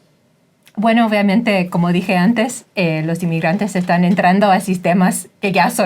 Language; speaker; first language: Spanish; non-native, fluent; English